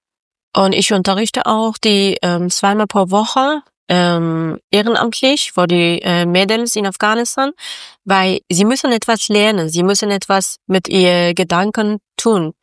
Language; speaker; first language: German; non-native, learner; Persian